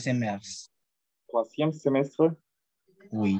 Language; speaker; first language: French; non-native, learner; Spanish